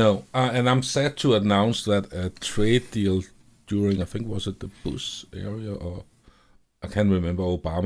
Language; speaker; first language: English; non-native, fluent; Danish